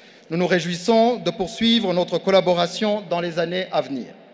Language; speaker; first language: French; non-native, local second language; Kinyarwanda